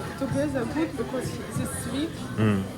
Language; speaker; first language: English; non-native, learner; Russian